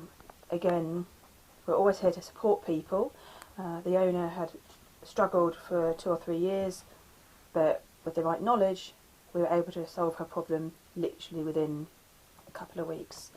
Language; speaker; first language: English; native; English